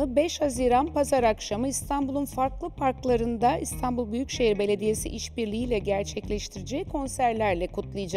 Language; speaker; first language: Turkish; native; Turkish